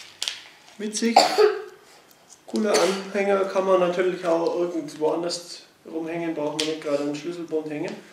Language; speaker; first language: German; native; German